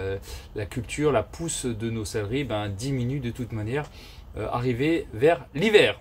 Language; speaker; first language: French; native; French